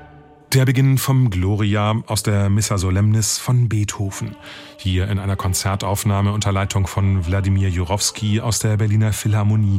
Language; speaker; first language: German; native; German